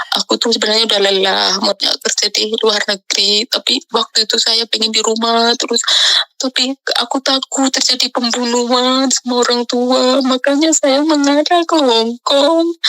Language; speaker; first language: Indonesian; non-native, local second language; Javanese